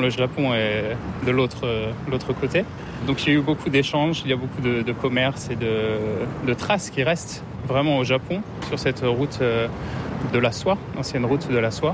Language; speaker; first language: French; native; French